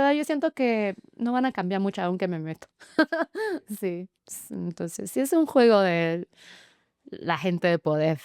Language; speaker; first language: Spanish; non-native, fluent; Chinese